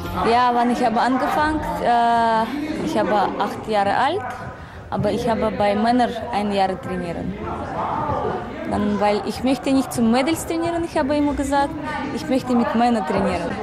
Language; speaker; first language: German; non-native, learner; Russian